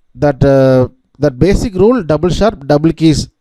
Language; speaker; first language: English; non-native, local second language; Tamil